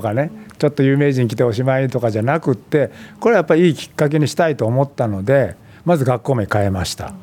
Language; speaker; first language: Japanese; native; Japanese